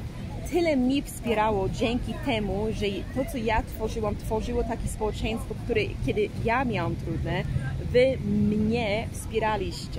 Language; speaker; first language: Polish; non-native, fluent; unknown